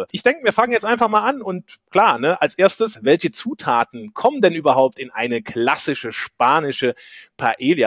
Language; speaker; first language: German; native; German